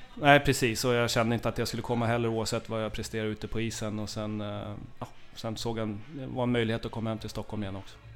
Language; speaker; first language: Swedish; native; Swedish